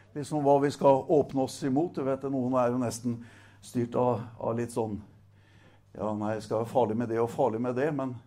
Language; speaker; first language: Norwegian; native; Norwegian